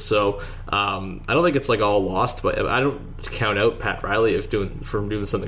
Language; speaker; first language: English; native; English